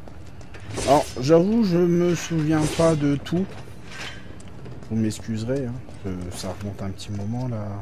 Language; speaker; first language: French; native; French